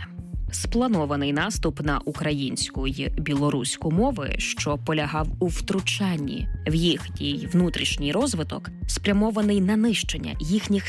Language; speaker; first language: Ukrainian; native; Ukrainian